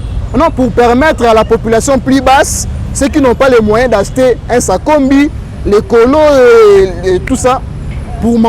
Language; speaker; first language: French; non-native, local second language; Lingala